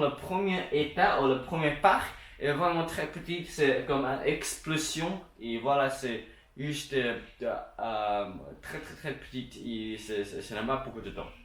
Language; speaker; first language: French; non-native, learner; Chinese